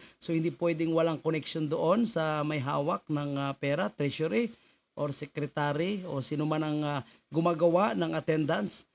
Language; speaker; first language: Filipino; native; Filipino